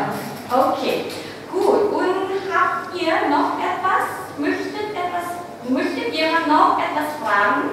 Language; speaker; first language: German; non-native, fluent; Indonesian